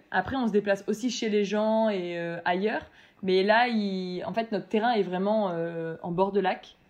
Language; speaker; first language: French; native; French